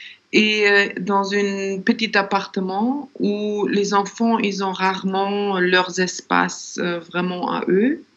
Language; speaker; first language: French; non-native, fluent; German